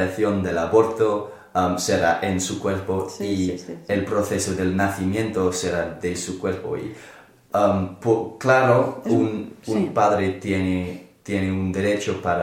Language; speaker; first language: Spanish; non-native, learner; English